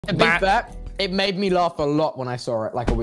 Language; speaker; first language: English; native; English